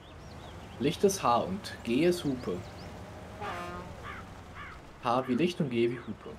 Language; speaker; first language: German; native; German